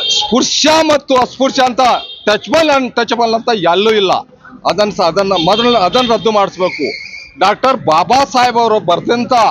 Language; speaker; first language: Kannada; non-native, local second language; Lambadi